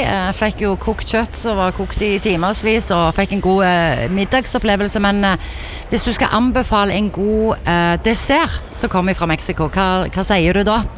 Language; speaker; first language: Norwegian; native; Norwegian